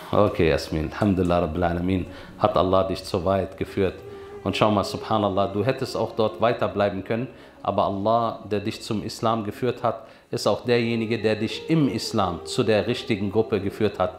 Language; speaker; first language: German; native; German